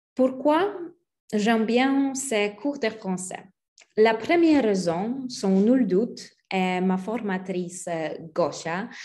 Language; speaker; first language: French; non-native, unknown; Polish